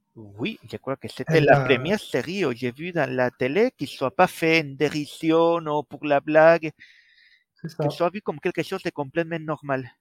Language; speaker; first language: French; non-native, fluent; Spanish